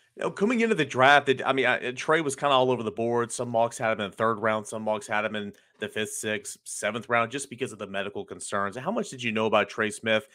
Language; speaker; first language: English; native; English